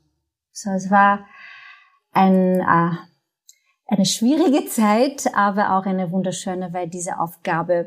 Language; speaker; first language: German; non-native, fluent; Portuguese